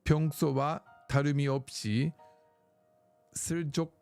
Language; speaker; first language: Korean; non-native, learner; English